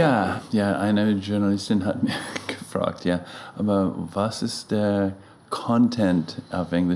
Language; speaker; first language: German; non-native, learner; English